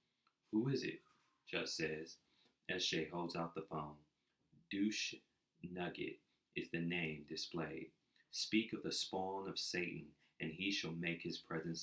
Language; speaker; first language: English; native; English